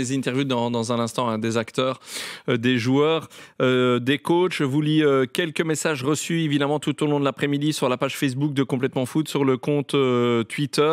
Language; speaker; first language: French; native; French